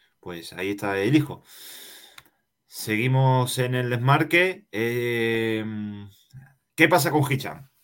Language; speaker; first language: Spanish; native; Spanish